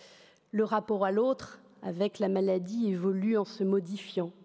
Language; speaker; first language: French; native; French